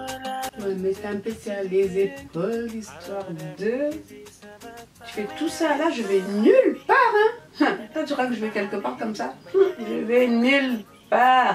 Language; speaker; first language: French; native; French